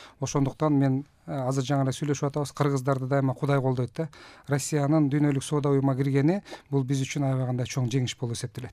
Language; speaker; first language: Kyrgyz; native; Kyrgyz